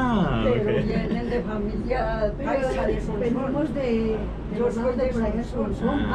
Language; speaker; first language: Spanish; native; Spanish